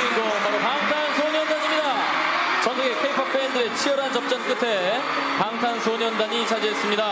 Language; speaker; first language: Korean; native; Korean